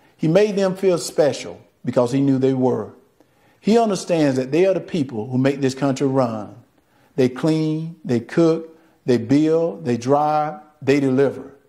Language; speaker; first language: English; native; English